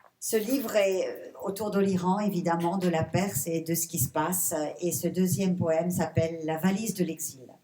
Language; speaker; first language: French; early bilingual, other home language; Persian